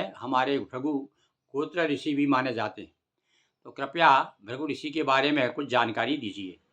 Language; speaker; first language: Hindi; native; Hindi